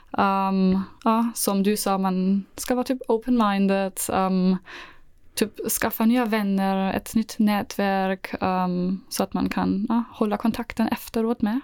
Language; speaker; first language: Swedish; non-native, fluent; German